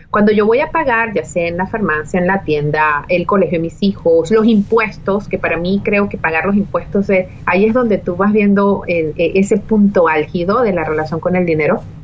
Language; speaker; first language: Spanish; native; Spanish